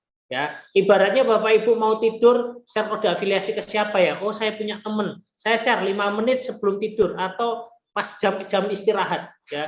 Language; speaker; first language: Indonesian; non-native, local second language; Javanese